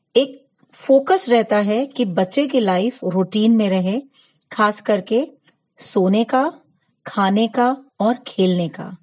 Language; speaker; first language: Hindi; non-native, local second language; Gujarati